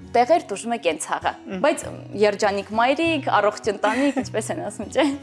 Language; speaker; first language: Armenian; native; Armenian